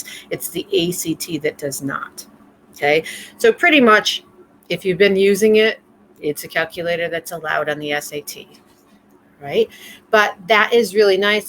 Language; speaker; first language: English; native; English